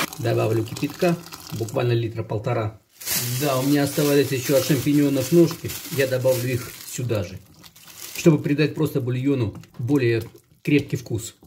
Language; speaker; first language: Russian; native; Russian